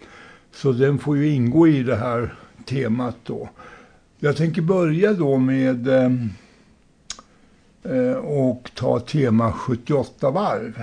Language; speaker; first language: Swedish; native; Swedish